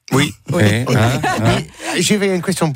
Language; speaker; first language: French; non-native, learner; English